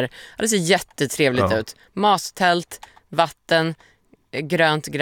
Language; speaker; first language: Swedish; native; Swedish